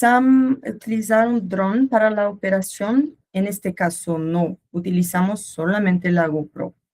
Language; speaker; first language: Spanish; non-native, learner; Portuguese